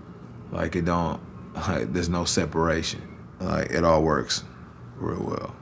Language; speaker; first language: English; early bilingual, other home language; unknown